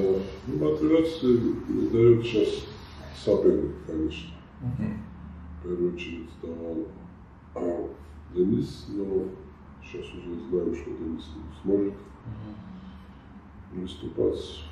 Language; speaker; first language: Russian; non-native, fluent; Georgian